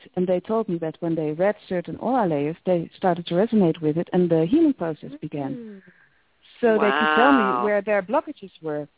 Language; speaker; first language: English; non-native, fluent; Dutch